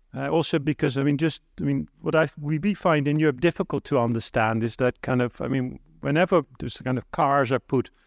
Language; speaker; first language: English; non-native, fluent; Dutch